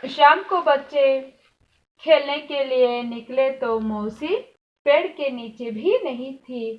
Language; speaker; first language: Hindi; non-native, local second language; Kannada